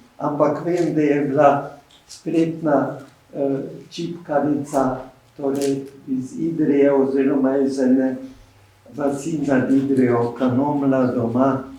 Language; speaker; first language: Slovenian; native; Slovenian